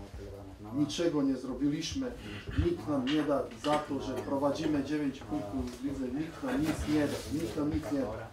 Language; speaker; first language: Polish; non-native, fluent; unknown